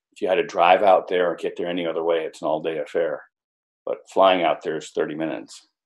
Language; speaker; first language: English; native; English